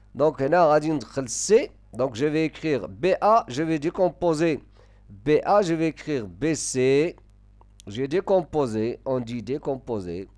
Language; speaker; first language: French; non-native, local second language; Arabic